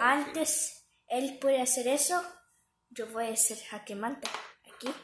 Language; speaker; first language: Spanish; early bilingual, heritage; English